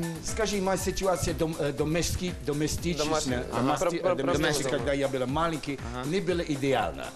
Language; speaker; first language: Russian; non-native, learner; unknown